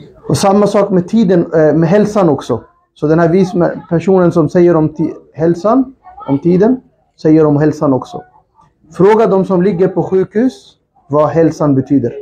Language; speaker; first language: Swedish; non-native, fluent; Urdu